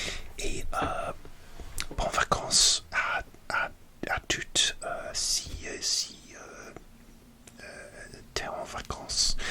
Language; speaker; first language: French; non-native, learner; English